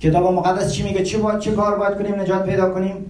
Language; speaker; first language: Persian; early bilingual, heritage; Persian